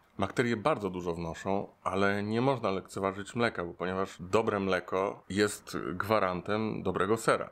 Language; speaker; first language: Polish; native; Polish